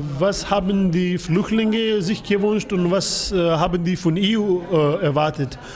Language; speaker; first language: German; non-native, fluent; Persian